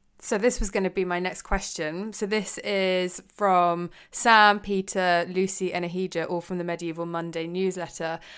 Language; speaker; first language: English; native; English